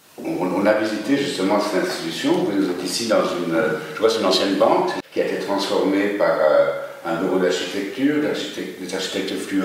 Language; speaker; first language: French; native; French